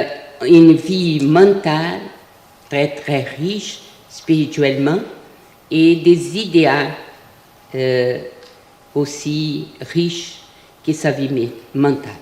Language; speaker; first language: French; non-native, fluent; Portuguese